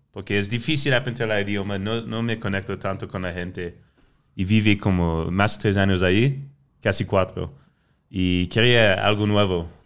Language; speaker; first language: Spanish; non-native, fluent; French